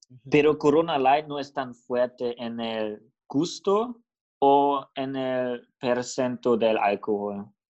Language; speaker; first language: Spanish; non-native, learner; German